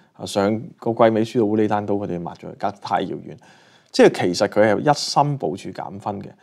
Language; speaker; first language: Chinese; non-native, local second language; Cantonese